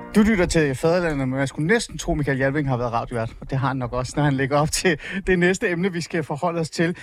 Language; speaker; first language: Danish; early bilingual, other home language; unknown